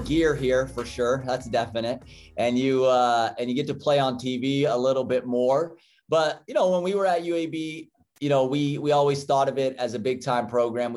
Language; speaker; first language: English; native; English